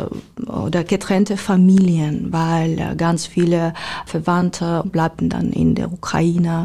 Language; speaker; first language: German; non-native, learner; Ukrainian